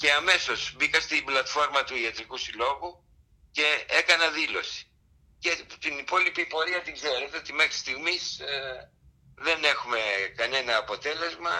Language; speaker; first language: Greek; native; Greek